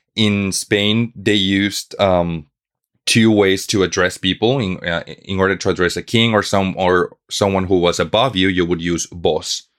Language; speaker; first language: English; non-native, fluent; Spanish